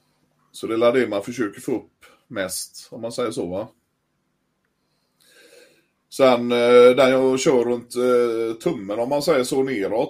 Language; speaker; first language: Swedish; native; Swedish